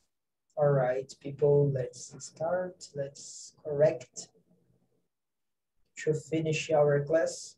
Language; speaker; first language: English; non-native, learner; Portuguese